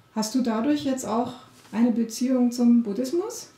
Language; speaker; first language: German; native; German